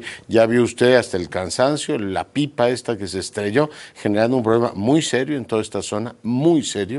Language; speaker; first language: Spanish; native; Spanish